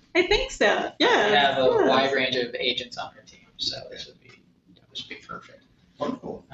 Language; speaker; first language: English; native; English